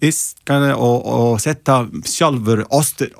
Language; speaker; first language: Icelandic; non-native, learner; Italian